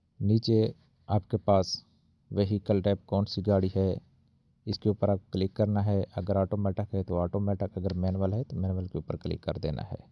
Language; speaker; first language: Urdu; native; Urdu